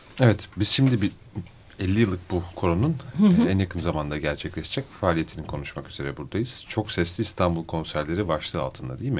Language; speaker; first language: Turkish; native; Turkish